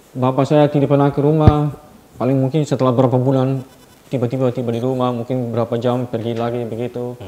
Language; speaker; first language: Indonesian; non-native, fluent; Dutch